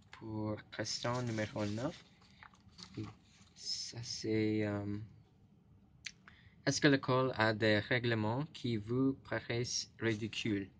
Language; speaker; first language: French; non-native, learner; English